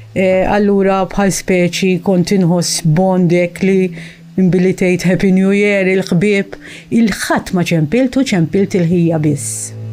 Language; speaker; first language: Maltese; early bilingual, heritage; Maltese